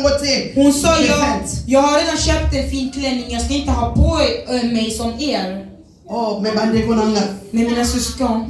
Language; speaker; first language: Swedish; non-native, learner; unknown